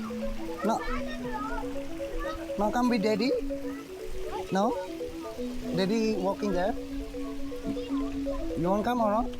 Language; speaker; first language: English; non-native, learner; Indonesian